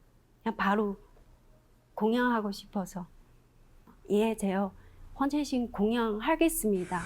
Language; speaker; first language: Korean; non-native, learner; Chinese